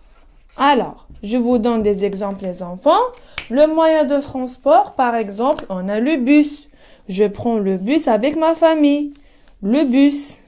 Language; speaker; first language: French; non-native, local second language; Arabic